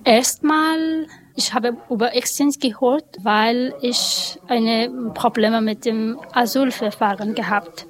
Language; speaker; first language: German; non-native, learner; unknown